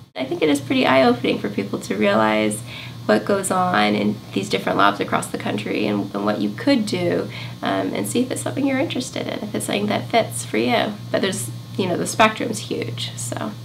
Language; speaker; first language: English; native; English